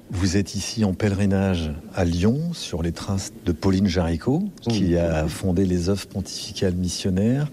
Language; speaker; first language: French; native; French